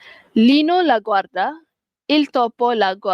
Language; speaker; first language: Italian; non-native, fluent; Malay